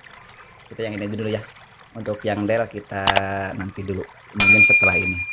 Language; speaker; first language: Indonesian; non-native, local second language; Sundanese